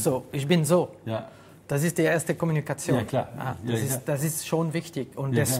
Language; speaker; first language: German; non-native, fluent; French